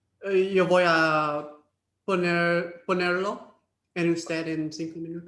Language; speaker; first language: Spanish; non-native, learner; English